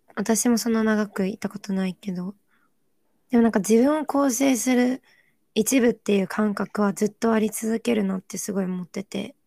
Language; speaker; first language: Japanese; early bilingual, other home language; Korean